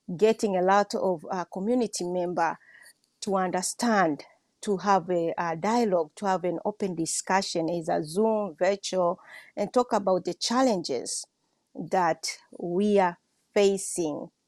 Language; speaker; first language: English; non-native, local second language; Swahili